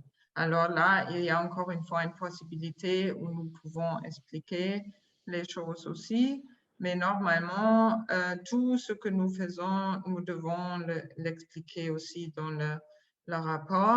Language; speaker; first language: French; non-native, fluent; German